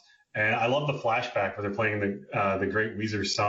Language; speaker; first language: English; native; English